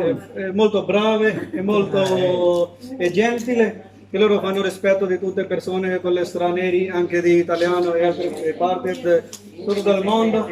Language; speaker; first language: Italian; non-native, learner; Urdu